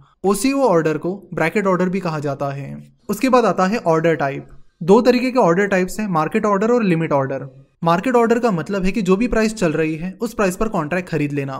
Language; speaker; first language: Hindi; non-native, local second language; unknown